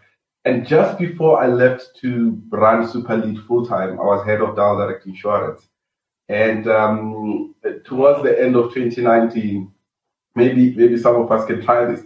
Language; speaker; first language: English; non-native, local second language; Venda